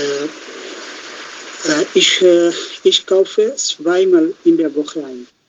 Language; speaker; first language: German; non-native, learner; Bangla